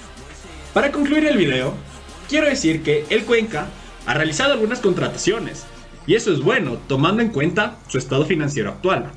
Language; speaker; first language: Spanish; native; Spanish